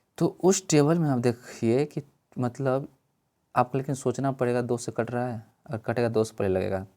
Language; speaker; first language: Hindi; native; Hindi